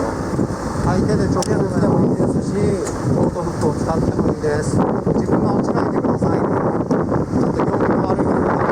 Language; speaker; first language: Japanese; native; Japanese